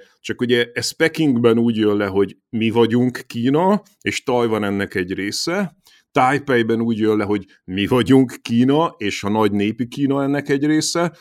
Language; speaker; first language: Hungarian; native; Hungarian